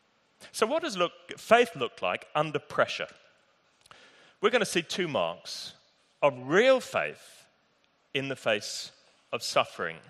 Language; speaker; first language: English; native; English